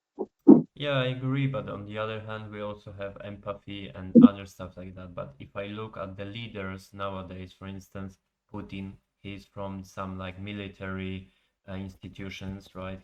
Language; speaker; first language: English; non-native, fluent; Polish